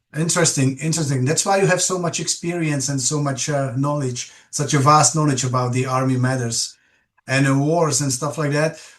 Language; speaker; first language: English; non-native, fluent; Czech